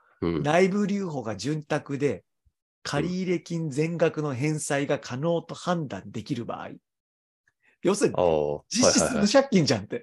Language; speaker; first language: Japanese; native; Japanese